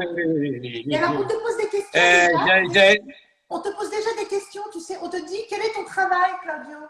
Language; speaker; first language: French; native; French